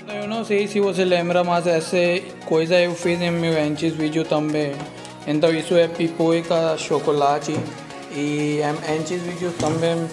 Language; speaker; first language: Portuguese; non-native, learner; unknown